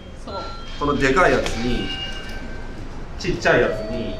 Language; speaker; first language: Japanese; native; Japanese